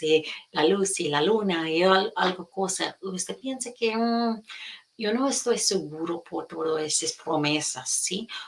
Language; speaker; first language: Spanish; non-native, fluent; English